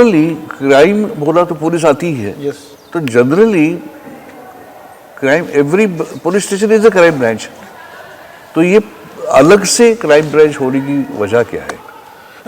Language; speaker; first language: Hindi; non-native, local second language; Marathi